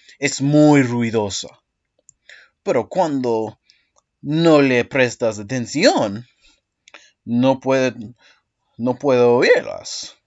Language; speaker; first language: Spanish; non-native, learner; English